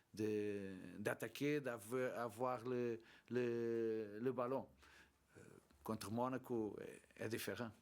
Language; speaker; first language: French; non-native, learner; Portuguese